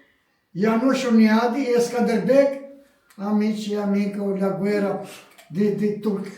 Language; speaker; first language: Italian; non-native, learner; Albanian